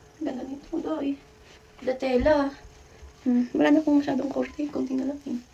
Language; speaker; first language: Filipino; native; Filipino